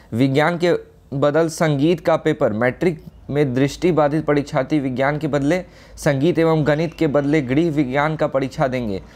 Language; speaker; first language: Hindi; native; Hindi